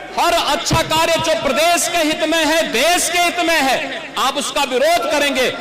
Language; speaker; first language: Hindi; native; Hindi